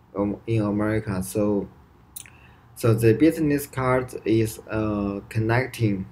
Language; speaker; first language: English; non-native, learner; Chinese